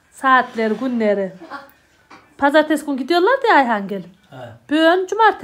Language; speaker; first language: Turkish; native; Turkish